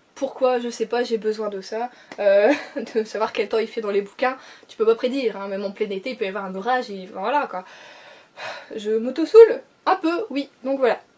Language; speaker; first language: French; native; French